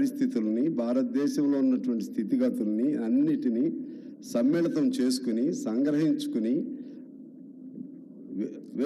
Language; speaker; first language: Telugu; native; Telugu